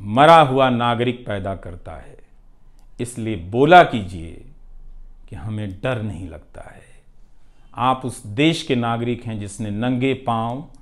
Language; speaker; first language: Hindi; non-native, local second language; Bhojpuri